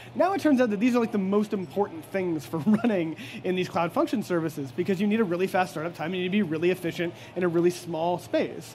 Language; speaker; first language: English; native; English